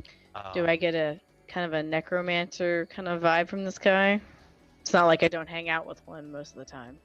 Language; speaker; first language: English; native; English